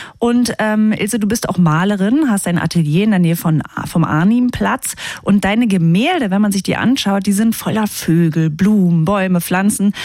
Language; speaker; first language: German; native; German